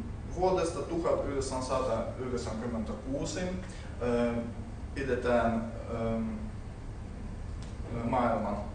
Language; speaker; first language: Finnish; non-native, learner; Russian